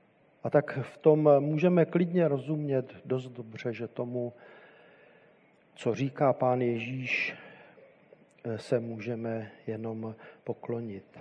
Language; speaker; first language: Czech; native; Czech